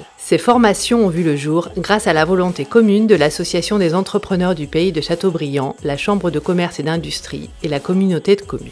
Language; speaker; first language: French; native; French